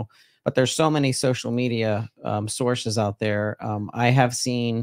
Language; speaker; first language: English; native; English